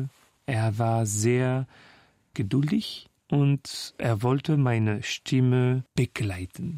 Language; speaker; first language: German; non-native, fluent; French